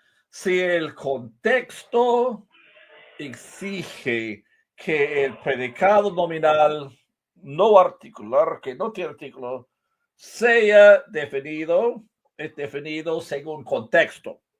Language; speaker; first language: Spanish; non-native, fluent; English